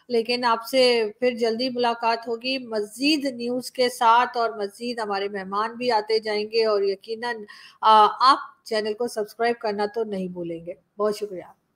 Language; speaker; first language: Hindi; native; Hindi